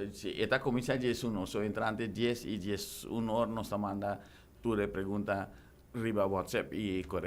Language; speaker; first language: Spanish; non-native, local second language; Papiamento